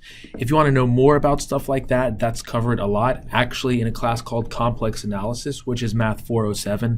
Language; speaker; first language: English; native; English